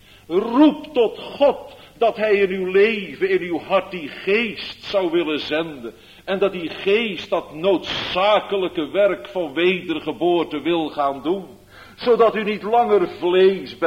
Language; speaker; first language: Dutch; native; Dutch